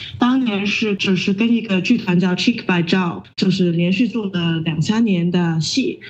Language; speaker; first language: Chinese; non-native, local second language; Cantonese